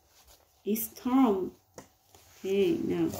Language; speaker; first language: English; non-native, learner; Vietnamese